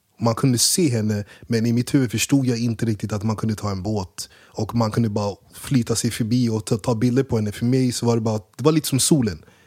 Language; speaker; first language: Swedish; early bilingual, other home language; English